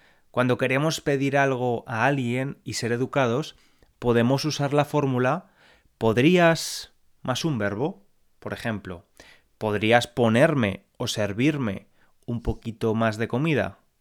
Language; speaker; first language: Spanish; native; Spanish